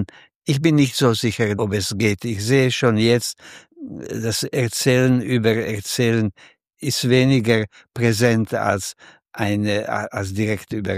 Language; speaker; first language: German; non-native, fluent; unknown